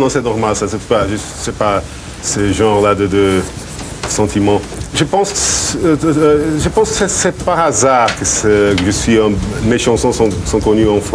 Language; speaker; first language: French; non-native, fluent; Portuguese